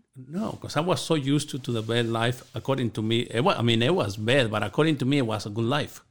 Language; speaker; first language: English; non-native, learner; Spanish